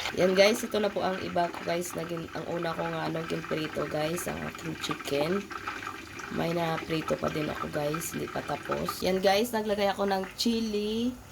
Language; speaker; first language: Filipino; non-native, local second language; Cebuano